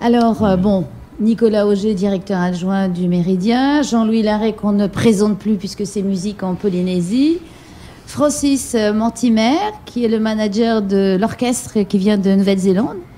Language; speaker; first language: French; native; French